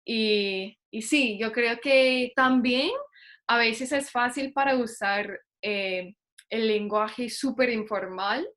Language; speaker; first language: Spanish; non-native, fluent; English